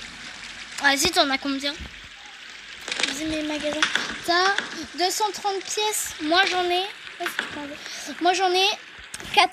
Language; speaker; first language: French; native; French